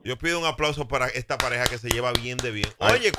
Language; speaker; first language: Spanish; native; Spanish